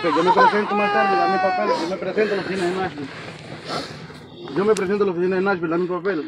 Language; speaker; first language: Spanish; native; Spanish